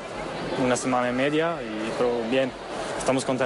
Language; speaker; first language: Spanish; non-native, fluent; Swedish